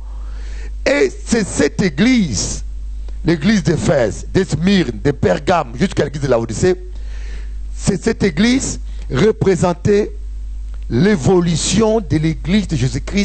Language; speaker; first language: French; non-native, local second language; Lingala